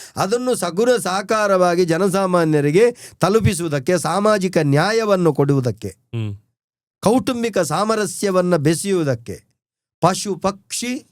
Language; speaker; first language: Kannada; non-native, local second language; Tulu